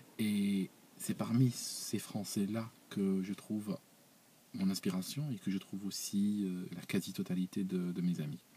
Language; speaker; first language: French; non-native, local second language; Arabic